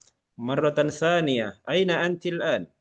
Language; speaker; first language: Arabic; non-native, fluent; Malay